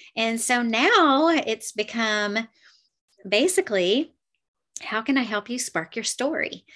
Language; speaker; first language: English; native; English